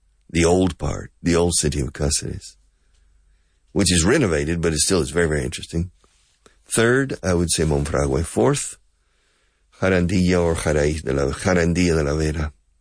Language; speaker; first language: English; native; English